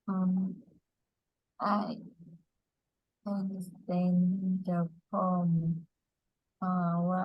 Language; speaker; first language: English; non-native, learner; Vietnamese